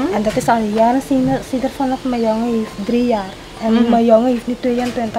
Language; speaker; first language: Dutch; non-native, local second language; Caribbean Hindustani